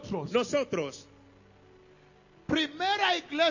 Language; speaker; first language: Spanish; non-native, learner; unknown